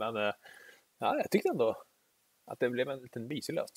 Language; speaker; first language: Swedish; native; Swedish